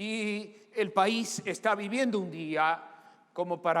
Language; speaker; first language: Spanish; native; Spanish